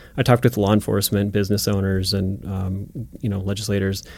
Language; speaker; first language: English; native; English